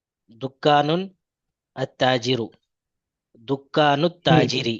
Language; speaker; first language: Arabic; non-native, learner; Urdu